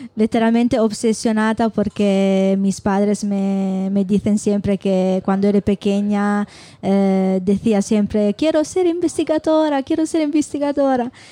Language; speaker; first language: Spanish; non-native, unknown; Italian